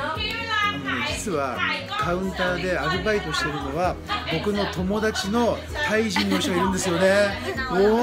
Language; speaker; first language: Japanese; native; Japanese